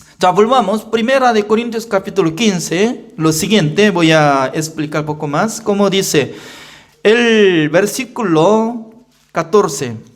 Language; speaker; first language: Spanish; non-native, fluent; Korean